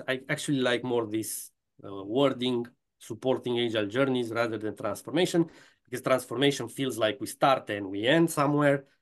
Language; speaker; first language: English; non-native, fluent; Romanian